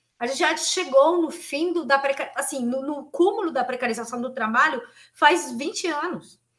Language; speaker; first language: Portuguese; non-native, fluent; Spanish